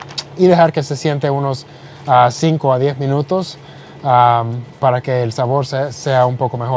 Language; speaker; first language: Spanish; early bilingual, heritage; Spanish